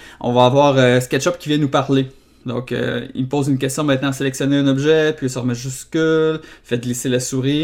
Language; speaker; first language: French; native; French